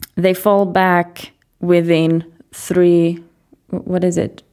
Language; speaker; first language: English; non-native, fluent; Greek